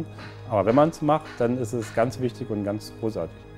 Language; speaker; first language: German; native; German